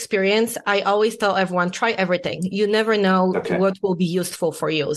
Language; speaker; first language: English; non-native, fluent; Polish